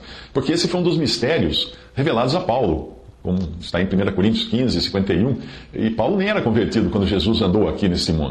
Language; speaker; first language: Portuguese; native; Portuguese